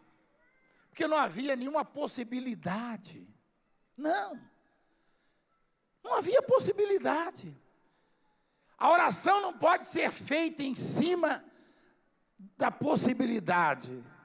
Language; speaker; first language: Portuguese; native; Portuguese